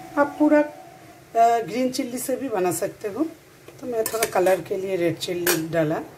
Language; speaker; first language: Hindi; non-native, local second language; Bangla